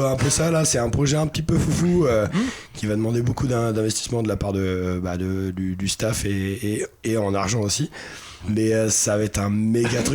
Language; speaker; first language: French; native; French